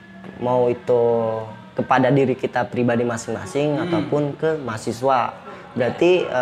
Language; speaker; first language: Indonesian; native; Indonesian